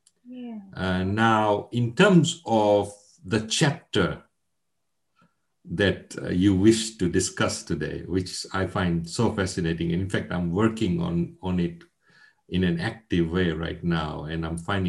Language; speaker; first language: English; non-native, local second language; Gujarati